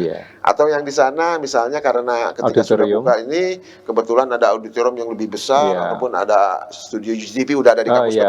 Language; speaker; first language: Indonesian; native; Indonesian